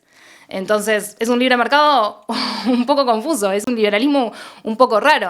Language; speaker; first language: Spanish; native; Spanish